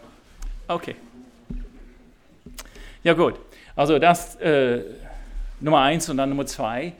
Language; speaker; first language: German; non-native, fluent; English